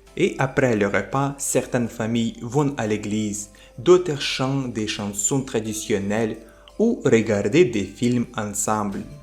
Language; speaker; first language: French; non-native, fluent; Ukrainian